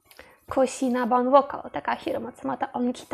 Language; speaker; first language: Japanese; non-native, learner; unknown